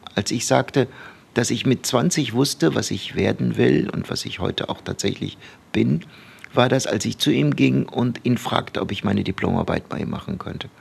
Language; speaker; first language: German; early bilingual, other home language; Turkish